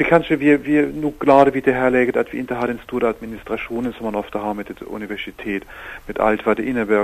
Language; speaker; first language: Swedish; non-native, fluent; German